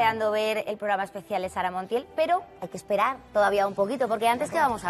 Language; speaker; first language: Spanish; native; Spanish